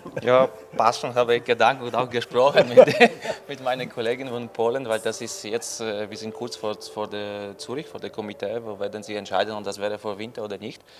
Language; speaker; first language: German; non-native, learner; Polish